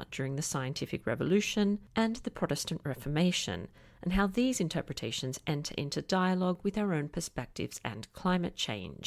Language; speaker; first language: English; native; English